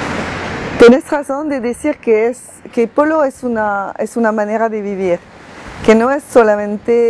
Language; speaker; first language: Spanish; non-native, fluent; French